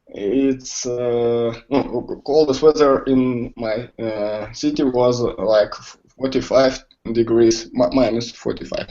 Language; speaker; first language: English; non-native, learner; Russian